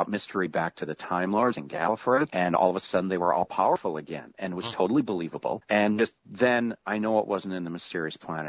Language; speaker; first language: English; native; English